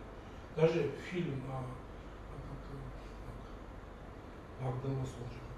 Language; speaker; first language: Russian; non-native, local second language; Georgian